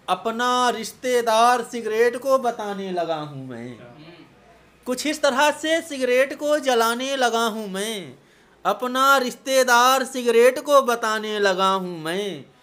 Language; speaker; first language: Hindi; native; Hindi